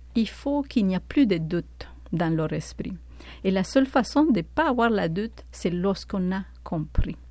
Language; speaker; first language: French; non-native, fluent; Spanish